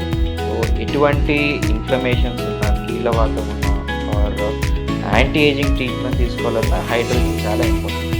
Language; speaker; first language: Telugu; native; Telugu